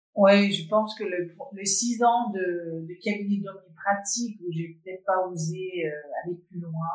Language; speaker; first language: French; non-native, fluent; Danish